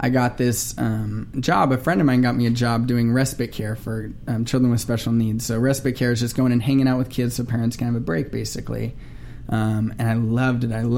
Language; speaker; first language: English; native; English